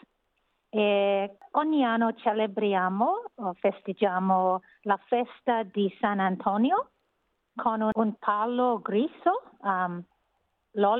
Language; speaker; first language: Italian; non-native, learner; English